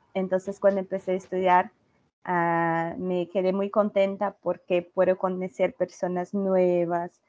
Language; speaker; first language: Spanish; non-native, learner; Portuguese